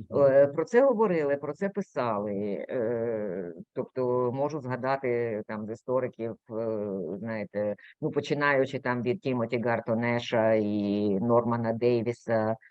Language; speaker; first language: Ukrainian; native; Ukrainian